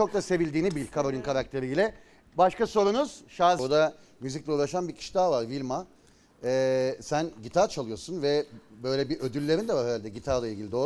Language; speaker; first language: Turkish; native; Turkish